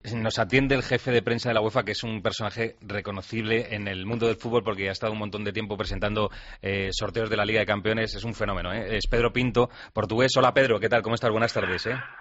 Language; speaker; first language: Spanish; native; Spanish